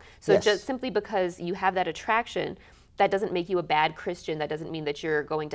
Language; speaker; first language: English; native; English